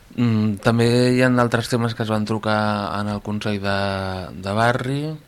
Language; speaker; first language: Catalan; native; Catalan